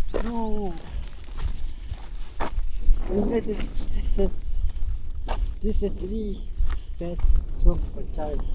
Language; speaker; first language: Russian; non-native, local second language; Yakut